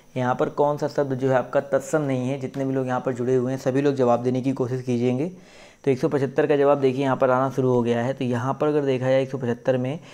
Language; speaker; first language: Hindi; native; Hindi